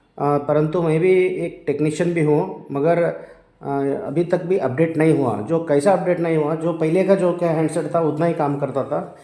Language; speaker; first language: Hindi; non-native, local second language; Kannada